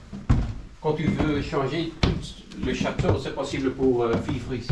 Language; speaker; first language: French; non-native, learner; Dutch